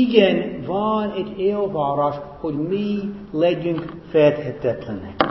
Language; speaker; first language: Hungarian; non-native, fluent; English